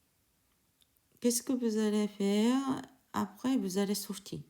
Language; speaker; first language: French; non-native, learner; Japanese